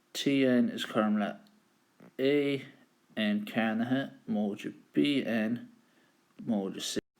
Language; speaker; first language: Irish; native; Irish